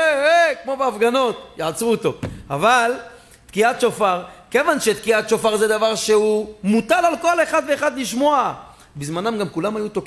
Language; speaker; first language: Hebrew; native; Hebrew